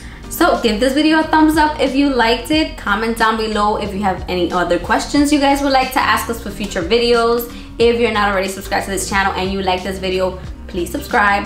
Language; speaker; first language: English; early bilingual, other home language; Spanish